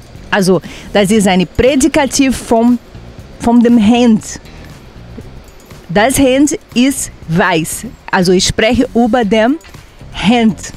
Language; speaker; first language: German; non-native, fluent; Portuguese